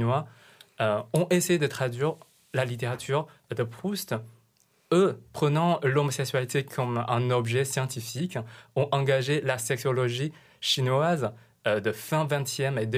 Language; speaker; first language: French; non-native, fluent; Chinese